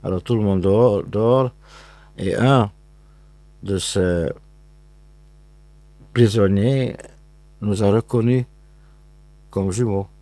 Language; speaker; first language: French; non-native, fluent; Hungarian